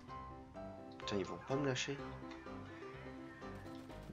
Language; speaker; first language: French; native; French